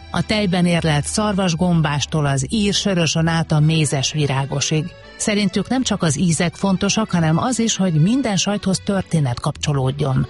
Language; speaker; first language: Hungarian; native; Hungarian